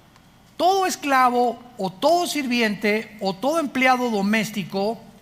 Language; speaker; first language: Spanish; native; Spanish